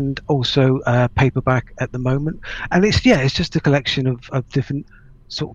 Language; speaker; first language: English; native; English